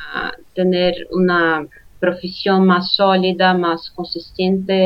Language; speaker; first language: Spanish; non-native, fluent; Portuguese